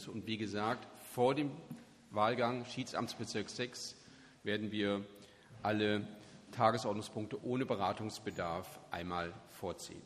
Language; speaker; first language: German; native; German